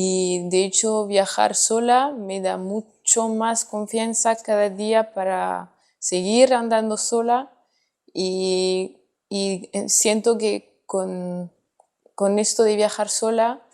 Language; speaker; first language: Spanish; non-native, fluent; French